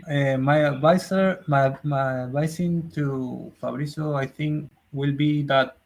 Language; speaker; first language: English; non-native, learner; Spanish